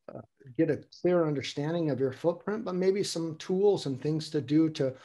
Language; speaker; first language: English; native; English